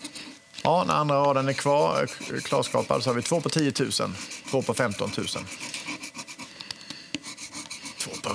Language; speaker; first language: Swedish; native; Swedish